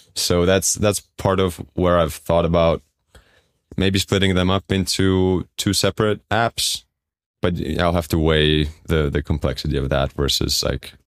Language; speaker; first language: English; non-native, fluent; Estonian